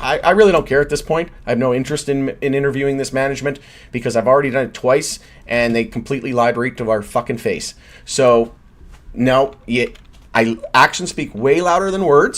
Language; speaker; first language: English; native; English